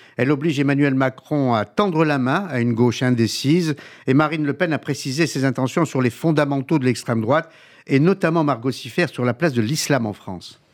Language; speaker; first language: French; native; French